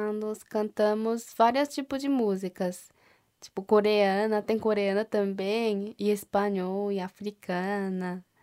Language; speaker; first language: Portuguese; non-native, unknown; Korean